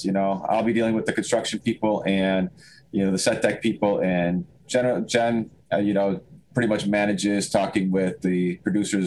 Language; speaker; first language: English; native; English